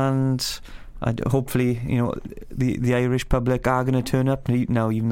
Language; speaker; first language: English; native; English